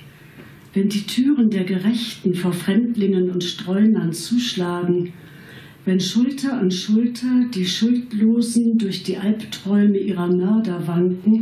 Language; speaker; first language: German; native; German